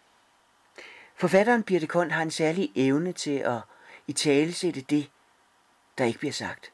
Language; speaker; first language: Danish; native; Danish